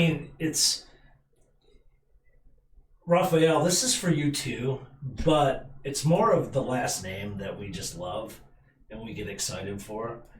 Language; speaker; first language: English; native; English